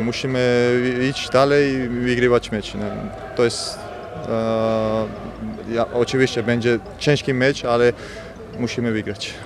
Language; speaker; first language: Polish; non-native, learner; Georgian